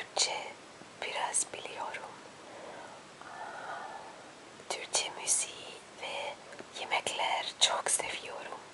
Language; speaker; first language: Turkish; non-native, learner; Hungarian